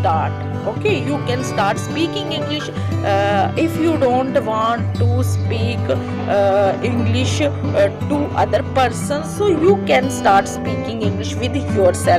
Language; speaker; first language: English; non-native, learner; Hindi